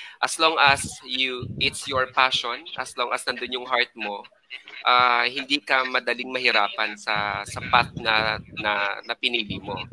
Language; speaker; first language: Filipino; non-native, local second language; Hiligaynon